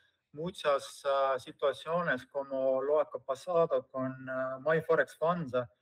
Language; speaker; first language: Spanish; non-native, fluent; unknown